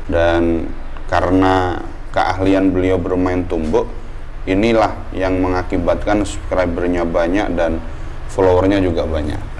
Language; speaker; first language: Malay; non-native, local second language; Javanese